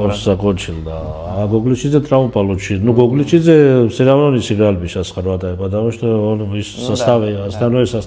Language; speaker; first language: Russian; non-native, fluent; Georgian